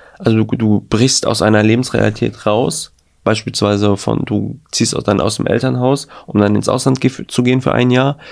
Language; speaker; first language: German; early bilingual, other home language; Albanian